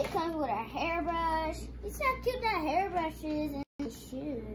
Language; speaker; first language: English; native; English